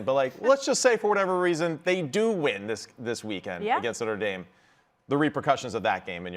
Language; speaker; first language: English; native; English